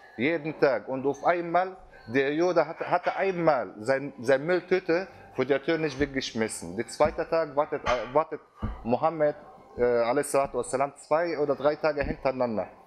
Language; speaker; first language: German; non-native, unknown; Arabic